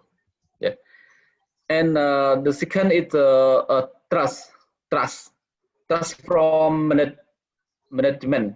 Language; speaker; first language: English; non-native, learner; Khmer